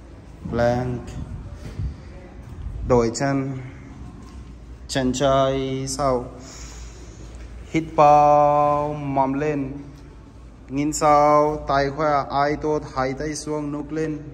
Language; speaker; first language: Vietnamese; non-native, learner; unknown